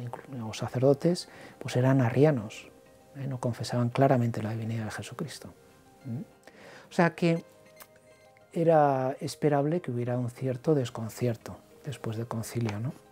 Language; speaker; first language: Spanish; native; Spanish